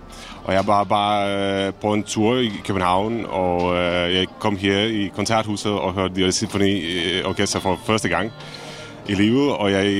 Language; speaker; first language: Danish; non-native, fluent; Czech